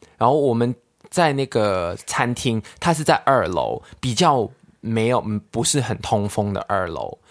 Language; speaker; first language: Chinese; non-native, local second language; Cantonese